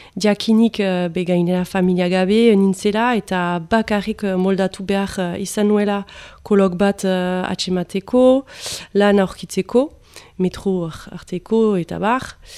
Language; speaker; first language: Basque; non-native, local second language; French